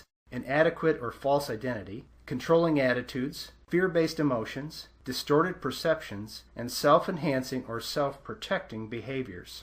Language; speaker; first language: English; native; English